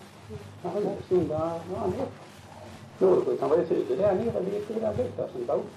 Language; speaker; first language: Swedish; native; Swedish